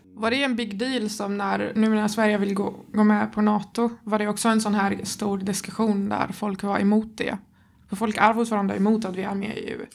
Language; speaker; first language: Swedish; non-native, fluent; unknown